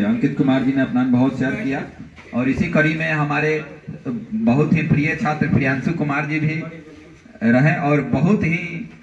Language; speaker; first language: Hindi; native; Hindi